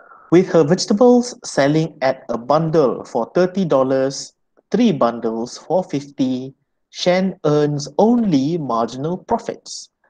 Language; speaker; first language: English; non-native, local second language; Malay